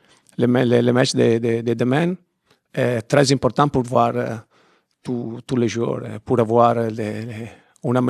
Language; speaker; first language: French; non-native, fluent; Italian